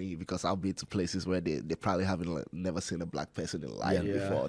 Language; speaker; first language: English; non-native, local second language; Hausa